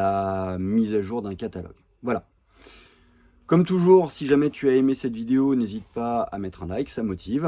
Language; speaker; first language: French; native; French